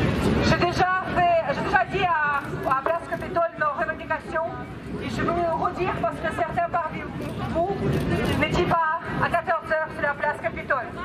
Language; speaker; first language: French; non-native, fluent; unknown